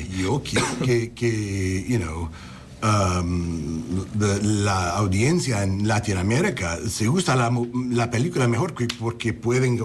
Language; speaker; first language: Spanish; early bilingual, heritage; English